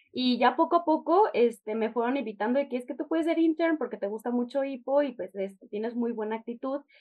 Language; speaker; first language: Spanish; native; Spanish